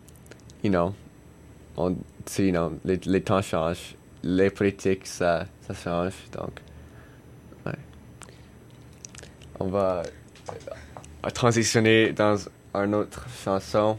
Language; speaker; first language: French; non-native, learner; English